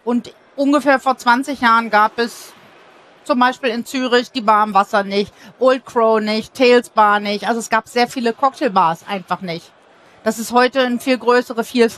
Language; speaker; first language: German; native; German